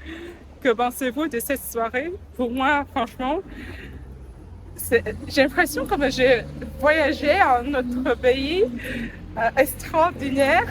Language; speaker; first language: French; non-native, learner; Vietnamese